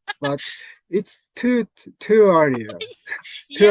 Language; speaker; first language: English; non-native, learner; Japanese